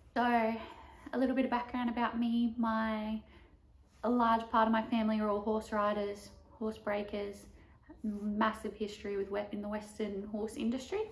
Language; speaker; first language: English; native; English